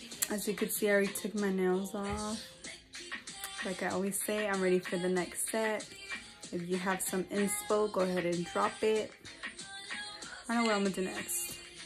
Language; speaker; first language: English; early bilingual, other home language; Spanish